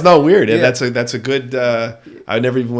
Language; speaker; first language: English; native; English